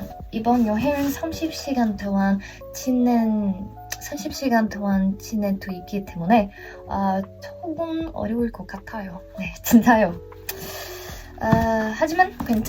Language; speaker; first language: Korean; non-native, learner; Portuguese